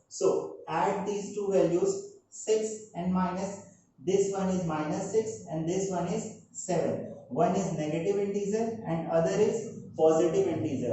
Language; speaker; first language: English; non-native, local second language; Hindi